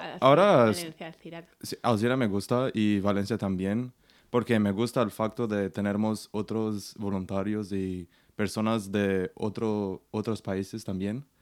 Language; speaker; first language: Spanish; non-native, learner; Portuguese